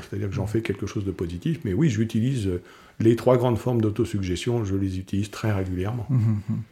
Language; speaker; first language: French; native; French